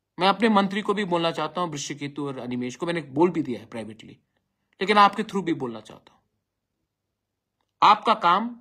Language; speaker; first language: Hindi; non-native, local second language; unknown